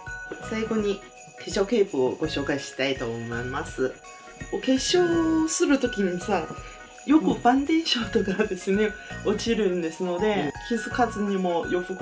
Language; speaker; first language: Japanese; non-native, fluent; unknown